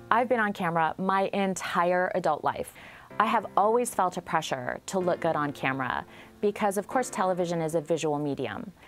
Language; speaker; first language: English; native; English